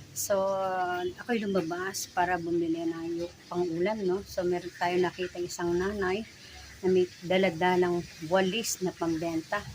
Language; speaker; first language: Filipino; non-native, local second language; Bikol